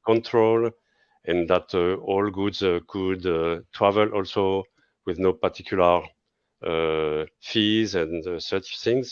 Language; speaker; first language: English; non-native, fluent; French